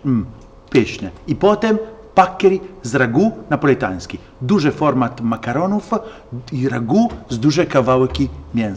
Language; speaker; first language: Polish; non-native, learner; Italian